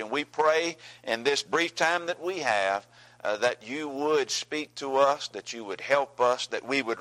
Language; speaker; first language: English; native; English